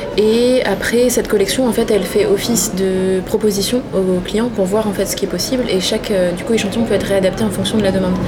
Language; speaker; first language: French; native; French